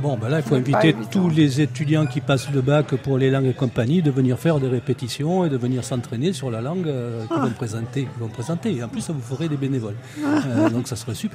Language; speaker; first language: French; native; French